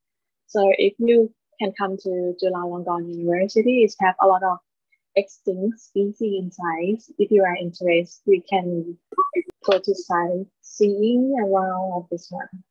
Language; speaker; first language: English; non-native, learner; Thai